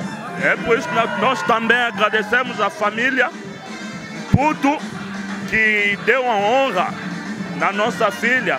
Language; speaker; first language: Portuguese; non-native, fluent; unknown